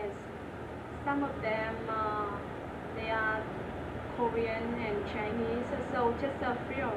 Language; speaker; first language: English; non-native, learner; Vietnamese